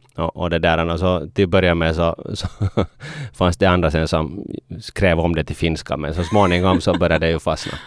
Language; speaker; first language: Swedish; native; Swedish